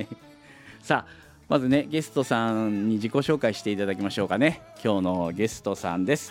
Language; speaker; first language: Japanese; native; Japanese